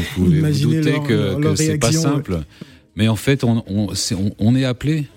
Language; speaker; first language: French; native; French